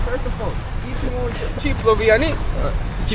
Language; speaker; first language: English; non-native, learner; Georgian